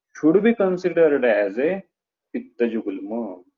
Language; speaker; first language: English; non-native, local second language; Marathi